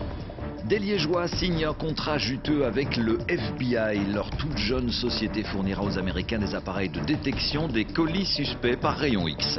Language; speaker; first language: French; native; French